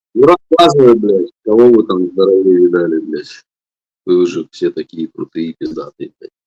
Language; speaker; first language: Russian; native; Russian